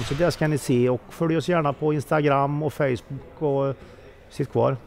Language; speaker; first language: Swedish; native; Swedish